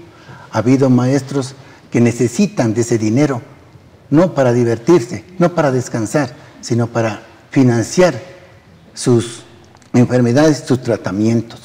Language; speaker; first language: Spanish; native; Spanish